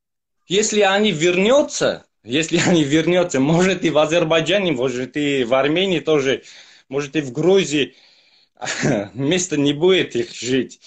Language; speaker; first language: Russian; non-native, fluent; Armenian